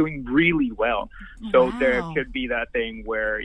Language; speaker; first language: English; non-native, fluent; Portuguese